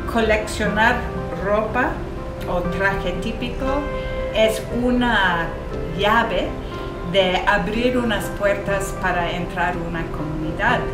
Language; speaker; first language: Spanish; early bilingual, heritage; English